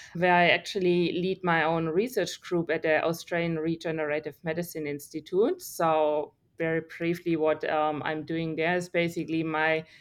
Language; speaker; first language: English; non-native, fluent; German